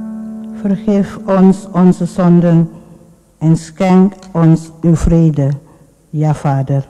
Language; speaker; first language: Dutch; non-native, fluent; Indonesian